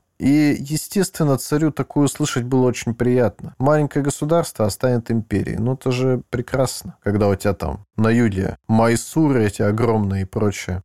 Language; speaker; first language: Russian; native; Russian